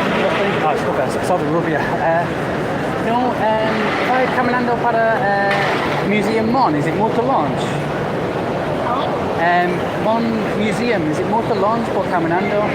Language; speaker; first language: Portuguese; non-native, learner; English